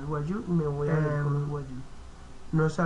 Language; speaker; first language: Spanish; native; Spanish